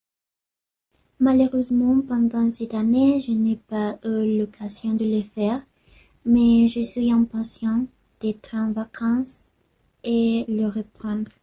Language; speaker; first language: French; non-native, learner; Spanish